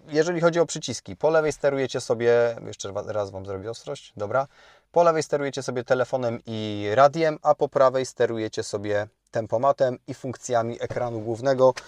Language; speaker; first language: Polish; native; Polish